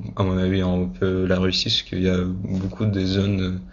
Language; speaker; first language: French; non-native, fluent; Russian